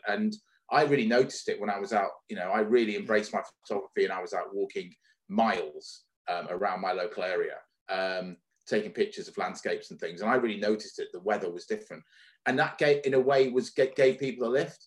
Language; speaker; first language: English; native; English